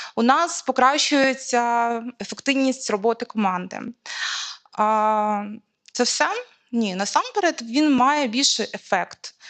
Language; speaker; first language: Ukrainian; native; Ukrainian